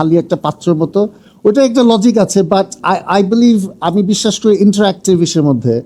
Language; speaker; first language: Bangla; early bilingual, heritage; English